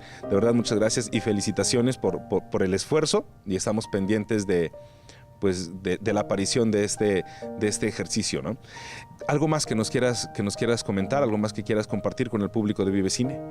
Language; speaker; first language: Spanish; native; Spanish